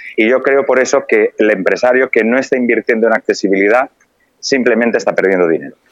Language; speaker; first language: Spanish; native; Spanish